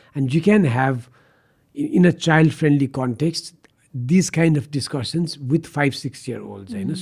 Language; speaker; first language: English; non-native, local second language; Nepali